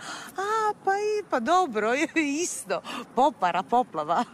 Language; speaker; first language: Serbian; non-native, fluent; Italian